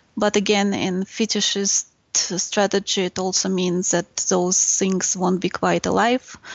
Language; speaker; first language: English; non-native, fluent; Russian